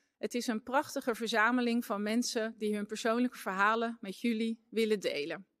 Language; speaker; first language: Dutch; native; Dutch